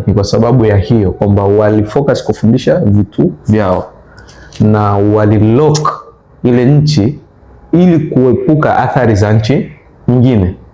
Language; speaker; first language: Swahili; native; Swahili